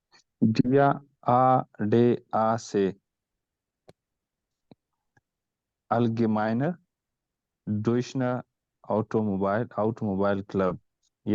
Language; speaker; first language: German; non-native, learner; Urdu